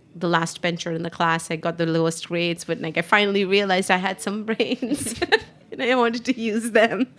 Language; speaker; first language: English; non-native, local second language; Hindi